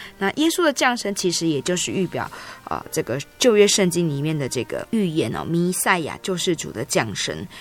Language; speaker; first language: Chinese; native; Chinese